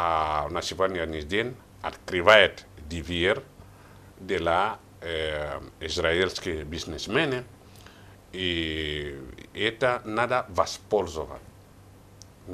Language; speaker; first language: Russian; non-native, learner; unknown